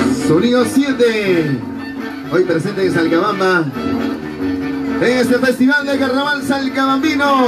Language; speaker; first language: Spanish; native; Spanish